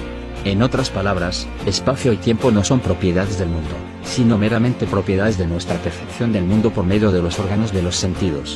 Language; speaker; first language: Spanish; native; Spanish